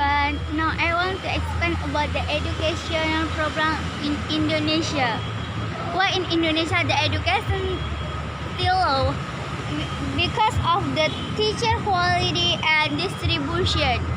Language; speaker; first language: English; non-native, learner; Indonesian